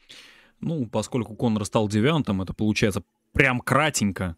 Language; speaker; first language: Russian; native; Russian